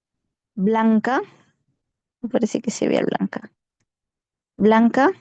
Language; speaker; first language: Spanish; native; Spanish